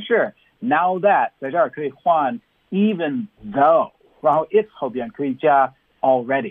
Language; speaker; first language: Chinese; non-native, fluent; English